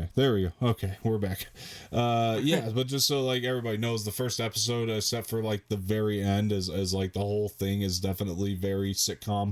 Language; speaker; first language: English; native; English